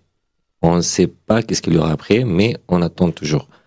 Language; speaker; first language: French; non-native, fluent; Arabic